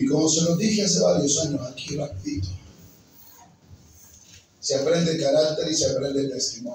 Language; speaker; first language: Spanish; native; Spanish